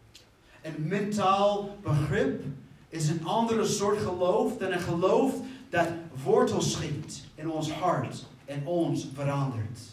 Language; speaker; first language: Dutch; non-native, fluent; English